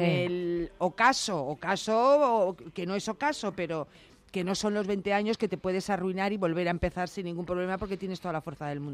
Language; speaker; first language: Spanish; native; Spanish